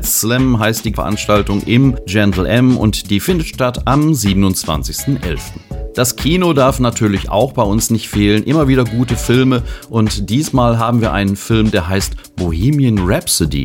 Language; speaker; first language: German; native; German